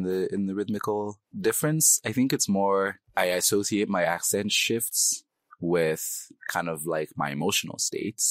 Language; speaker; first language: English; native; English